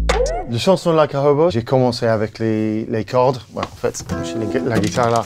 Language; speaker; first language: French; non-native, fluent; English